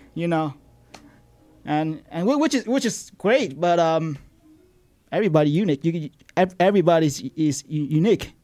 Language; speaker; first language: English; non-native, fluent; Vietnamese